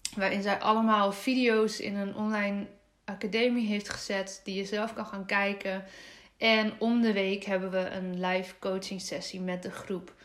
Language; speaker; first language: Dutch; native; Dutch